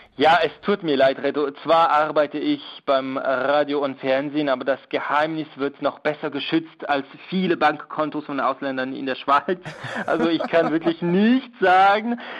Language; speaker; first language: German; non-native, local second language; French